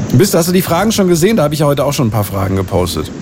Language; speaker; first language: German; native; German